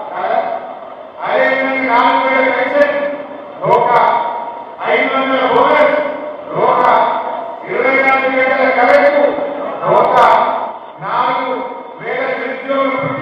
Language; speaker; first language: Telugu; native; Telugu